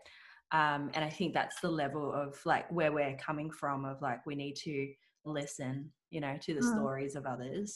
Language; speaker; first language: English; non-native, local second language; Cantonese